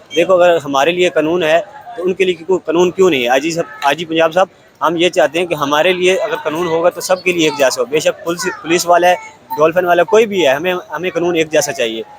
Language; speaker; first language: Urdu; non-native, local second language; Punjabi